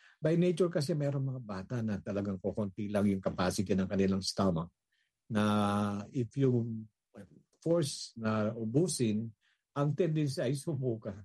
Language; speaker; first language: Filipino; non-native, local second language; Hiligaynon